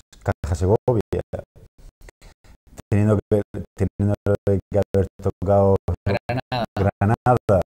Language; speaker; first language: Spanish; native; Spanish